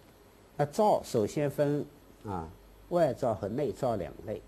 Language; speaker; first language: Chinese; native; Chinese